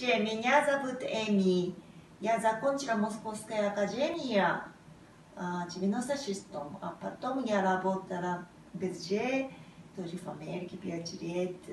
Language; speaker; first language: Russian; non-native, fluent; Japanese